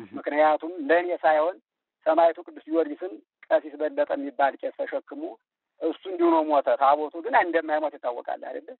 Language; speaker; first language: Amharic; native; Amharic